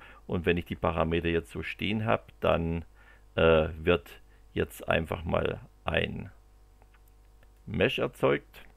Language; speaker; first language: German; native; German